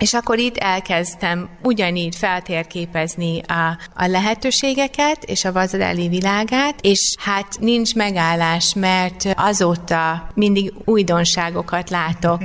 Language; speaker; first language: Hungarian; non-native, fluent; English